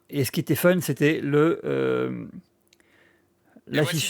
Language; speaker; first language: French; native; French